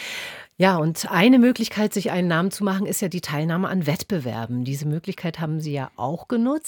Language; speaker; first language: German; native; German